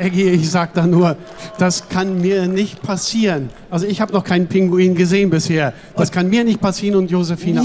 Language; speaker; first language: German; native; German